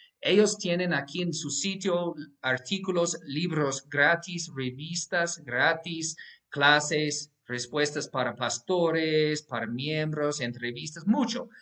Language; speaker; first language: Spanish; non-native, fluent; English